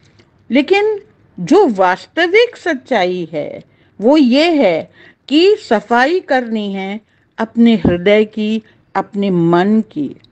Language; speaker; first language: Hindi; native; Hindi